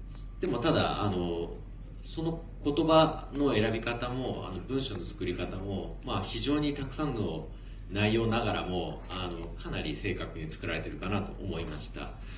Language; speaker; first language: Japanese; native; Japanese